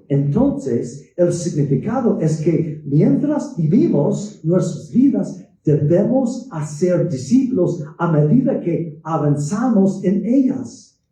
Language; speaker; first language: Spanish; non-native, fluent; English